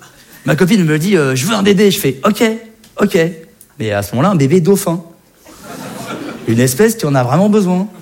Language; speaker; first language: French; native; French